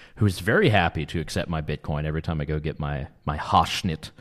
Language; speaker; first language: English; native; English